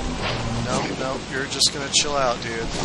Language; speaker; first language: English; native; English